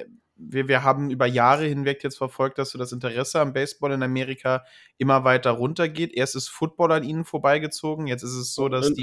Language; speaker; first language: German; native; German